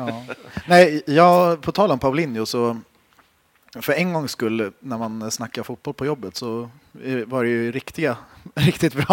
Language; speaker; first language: Swedish; native; Swedish